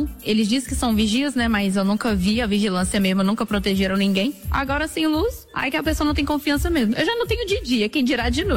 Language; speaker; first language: Portuguese; native; Portuguese